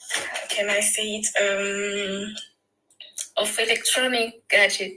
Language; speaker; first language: English; non-native, learner; French